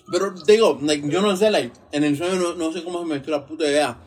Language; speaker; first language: Spanish; early bilingual, heritage; Spanish